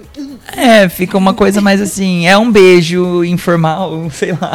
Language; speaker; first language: Portuguese; native; Portuguese